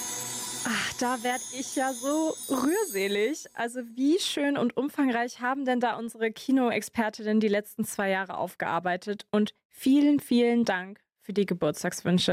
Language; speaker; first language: German; native; German